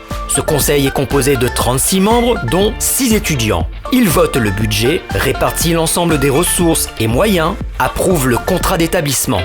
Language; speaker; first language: French; native; French